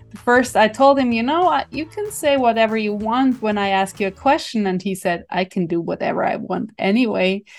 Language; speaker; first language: English; non-native, fluent; German